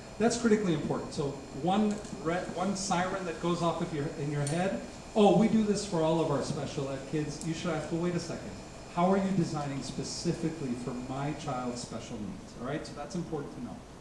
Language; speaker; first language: English; early bilingual, other home language; Spanish